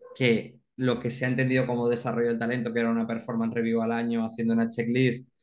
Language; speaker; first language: Spanish; native; Spanish